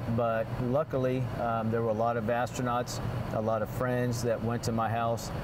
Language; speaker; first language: English; early bilingual, other home language; Spanish